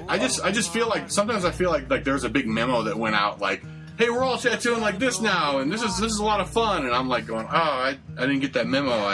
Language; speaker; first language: English; native; English